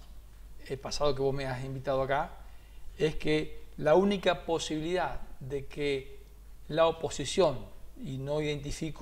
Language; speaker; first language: Spanish; native; Spanish